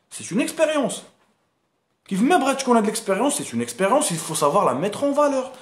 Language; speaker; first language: French; non-native, local second language; Arabic